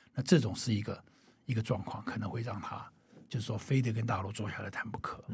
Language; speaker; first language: Chinese; native; Chinese